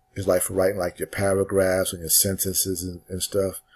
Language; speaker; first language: English; native; English